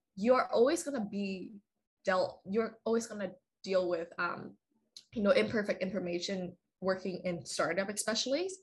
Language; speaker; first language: English; non-native, fluent; Vietnamese